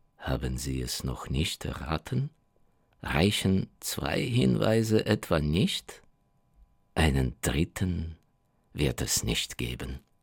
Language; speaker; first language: German; non-native, fluent; Ukrainian